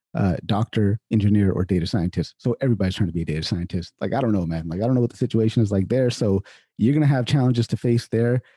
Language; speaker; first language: English; early bilingual, other home language; Hindi